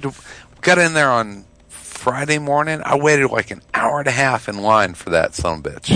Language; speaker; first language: English; native; English